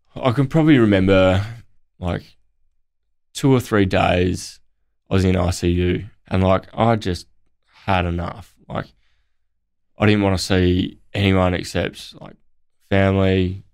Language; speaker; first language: English; native; English